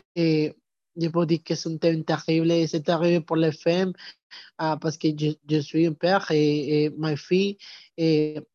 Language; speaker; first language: French; non-native, learner; Spanish